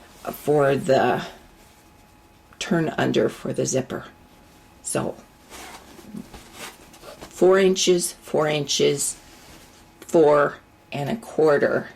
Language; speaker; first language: English; native; English